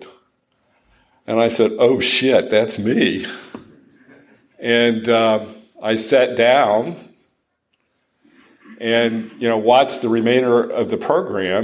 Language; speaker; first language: English; native; English